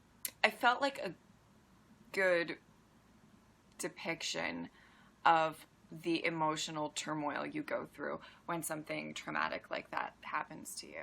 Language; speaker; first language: English; native; English